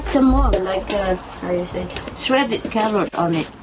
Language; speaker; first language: English; non-native, fluent; Vietnamese